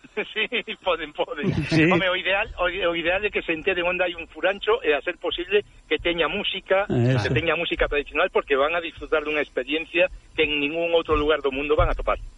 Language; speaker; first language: Galician; native; Galician